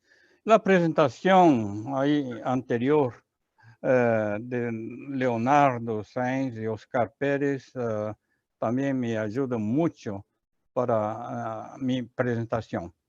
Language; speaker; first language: Spanish; non-native, learner; Portuguese